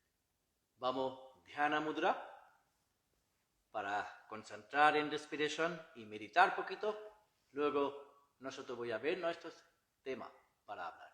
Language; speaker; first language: Spanish; non-native, learner; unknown